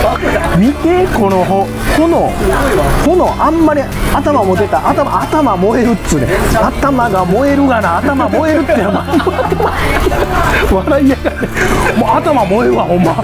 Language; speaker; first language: Japanese; native; Japanese